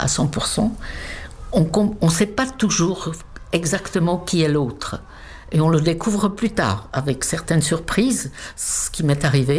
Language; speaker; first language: French; non-native, fluent; Czech